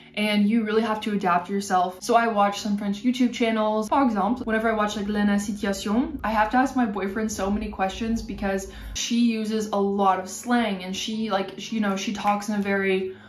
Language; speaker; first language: English; native; English